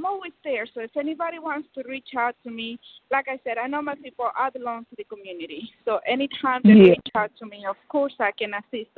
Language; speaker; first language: English; non-native, fluent; Spanish